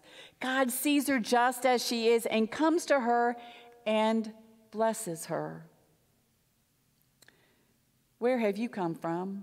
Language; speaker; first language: English; native; English